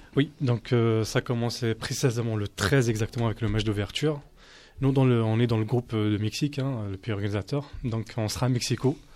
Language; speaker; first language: French; native; French